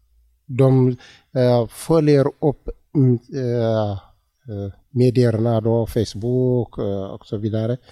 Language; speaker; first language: Swedish; non-native, learner; Tigrinya